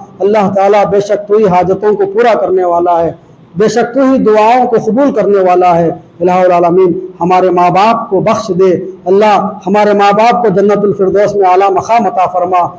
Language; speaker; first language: Urdu; native; Urdu